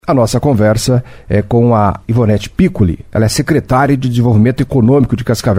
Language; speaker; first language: Portuguese; native; Portuguese